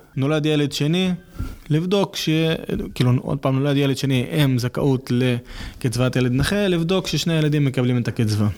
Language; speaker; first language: Hebrew; non-native, local second language; Arabic